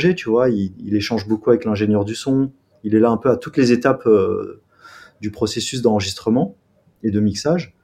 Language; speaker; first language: French; native; French